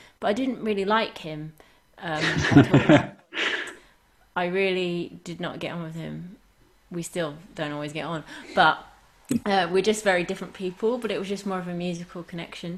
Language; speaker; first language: English; native; English